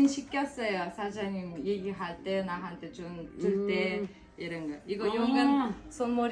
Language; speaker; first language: Korean; non-native, learner; Kazakh